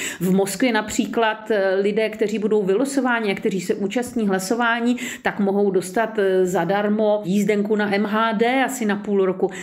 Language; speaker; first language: Czech; native; Czech